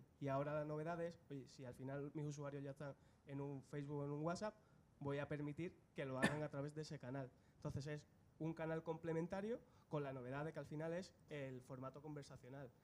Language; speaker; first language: Spanish; native; Spanish